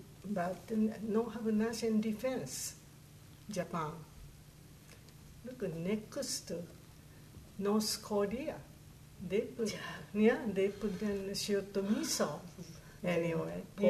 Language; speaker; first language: English; non-native, learner; Japanese